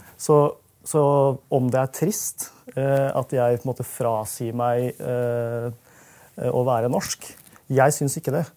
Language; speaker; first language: Norwegian; early bilingual, other home language; Urdu